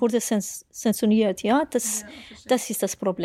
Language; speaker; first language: German; non-native, fluent; Persian